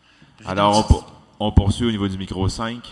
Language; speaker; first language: French; native; French